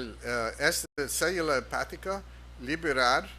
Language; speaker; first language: Spanish; non-native, fluent; English